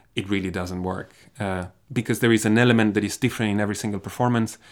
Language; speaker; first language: English; non-native, fluent; Spanish